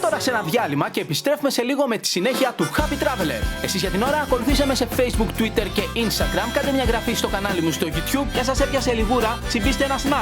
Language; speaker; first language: Greek; native; Greek